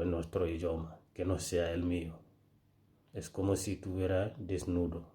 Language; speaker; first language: Spanish; non-native, fluent; Fula